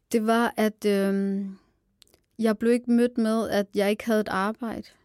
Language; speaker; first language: Danish; early bilingual, other home language; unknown